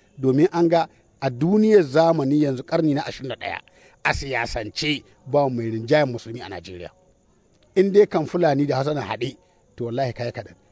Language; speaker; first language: Hausa; native; Hausa